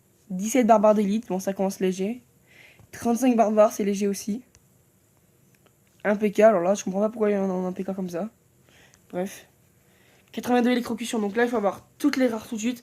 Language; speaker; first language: French; native; French